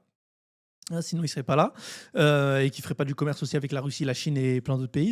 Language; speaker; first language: French; native; French